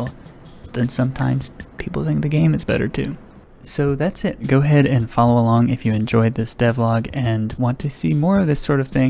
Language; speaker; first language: English; native; English